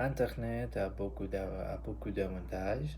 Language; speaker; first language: French; non-native, learner; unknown